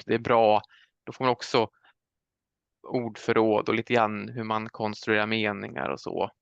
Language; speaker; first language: Swedish; native; Swedish